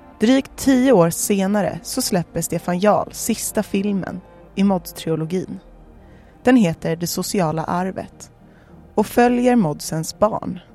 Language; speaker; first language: Swedish; native; Swedish